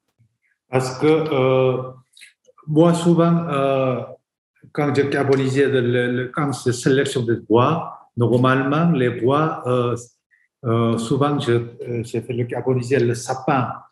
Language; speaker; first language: French; non-native, fluent; Korean